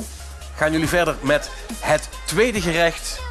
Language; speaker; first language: Dutch; native; Dutch